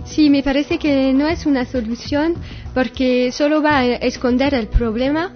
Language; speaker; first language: Spanish; non-native, learner; French